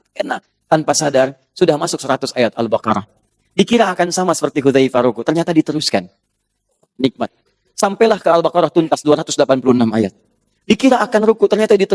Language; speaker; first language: Indonesian; native; Indonesian